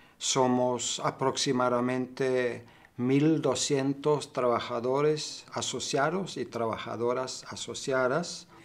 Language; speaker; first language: Spanish; non-native, fluent; German